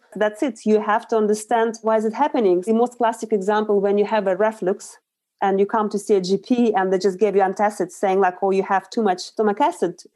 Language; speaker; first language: English; non-native, fluent; Russian